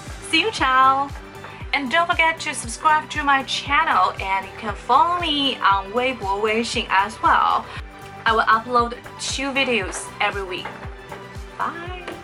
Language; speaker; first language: English; non-native, fluent; Chinese